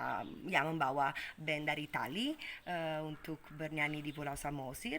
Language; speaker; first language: Indonesian; non-native, fluent; Italian